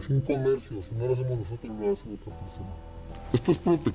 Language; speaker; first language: Spanish; native; Spanish